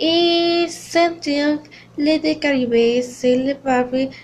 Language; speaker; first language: French; non-native, learner; Spanish